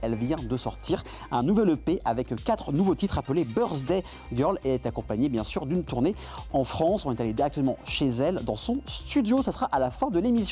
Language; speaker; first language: French; native; French